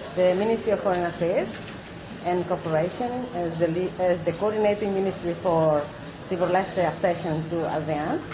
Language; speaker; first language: English; non-native, fluent; Tetum